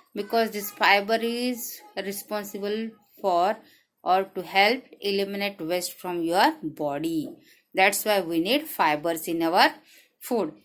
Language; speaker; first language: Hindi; non-native, local second language; Marathi